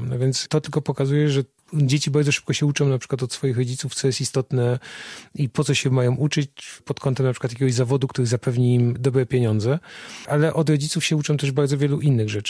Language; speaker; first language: Polish; native; Polish